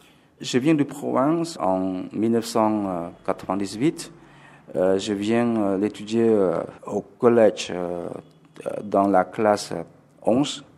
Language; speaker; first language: French; non-native, fluent; Khmer